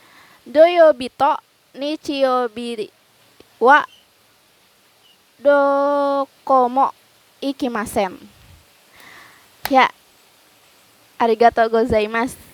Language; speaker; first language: Japanese; non-native, learner; Indonesian